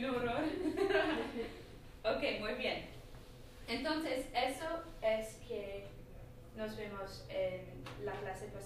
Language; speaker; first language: Spanish; non-native, learner; English